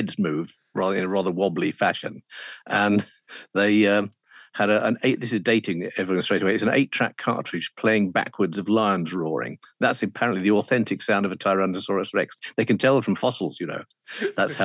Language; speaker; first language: English; native; English